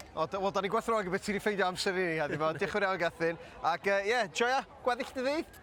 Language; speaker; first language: Welsh; native; Welsh